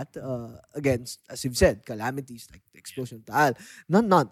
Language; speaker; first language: English; non-native, local second language; Filipino